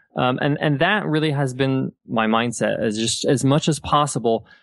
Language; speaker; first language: English; native; English